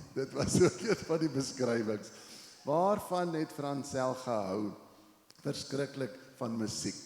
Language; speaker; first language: Afrikaans; native; Afrikaans